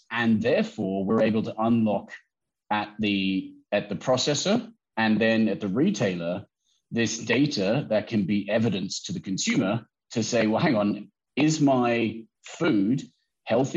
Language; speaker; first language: English; native; English